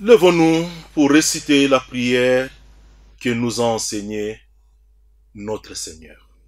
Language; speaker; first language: French; non-native, local second language; Swahili